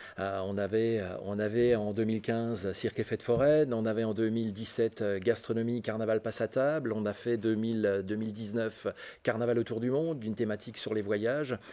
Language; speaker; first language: French; native; French